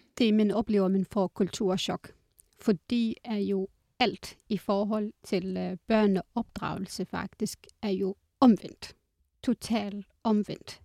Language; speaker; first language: Danish; non-native, fluent; Arabic